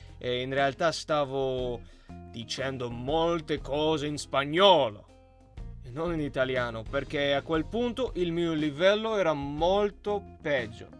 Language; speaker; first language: Italian; non-native, learner; Russian